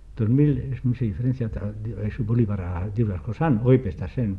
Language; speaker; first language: Spanish; non-native, local second language; Basque